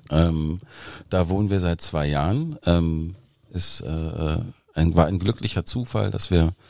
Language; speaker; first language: German; native; German